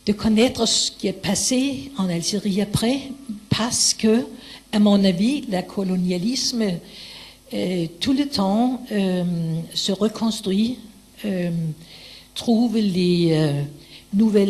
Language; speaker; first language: French; non-native, fluent; Danish